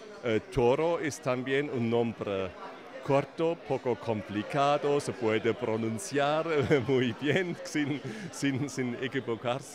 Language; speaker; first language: Spanish; non-native, fluent; German